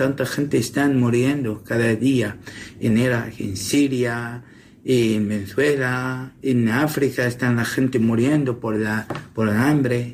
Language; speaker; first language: Spanish; non-native, learner; Assyrian Neo-Aramaic